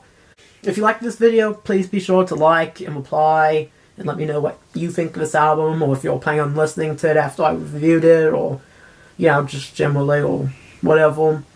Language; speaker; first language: English; native; English